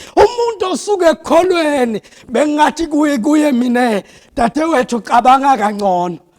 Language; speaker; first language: Zulu; non-native, local second language; South Ndebele